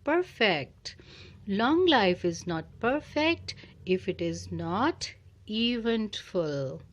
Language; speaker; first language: English; non-native, local second language; Punjabi